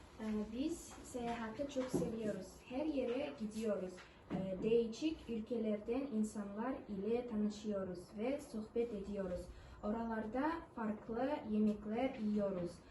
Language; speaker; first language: Turkish; non-native, learner; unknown